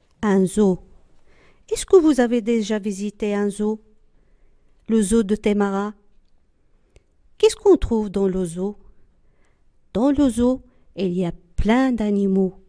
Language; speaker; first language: French; non-native, local second language; Arabic